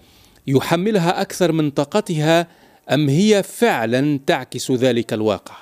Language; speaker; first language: Arabic; native; Arabic